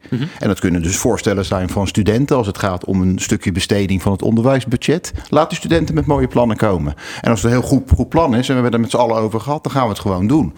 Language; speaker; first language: Dutch; native; Dutch